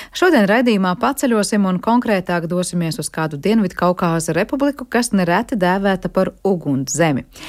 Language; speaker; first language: Latvian; native; Latvian